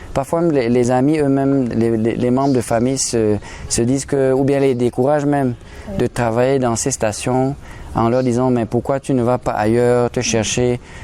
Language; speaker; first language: French; non-native, local second language; German